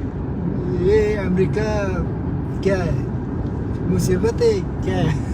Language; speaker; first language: Hindi; non-native, learner; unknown